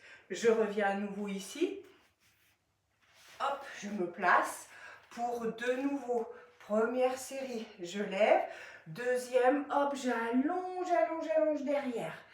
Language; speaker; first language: French; native; French